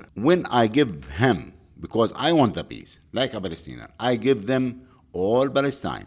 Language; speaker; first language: English; non-native, learner; Arabic